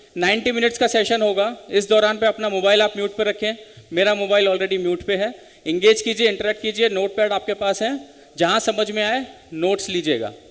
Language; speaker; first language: Hindi; native; Hindi